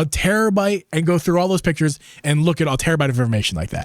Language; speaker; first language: English; native; English